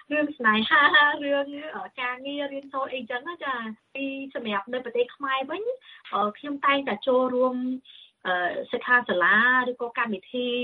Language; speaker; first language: Khmer; early bilingual, heritage; Khmer